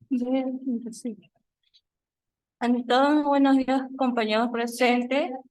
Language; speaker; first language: Spanish; native; Spanish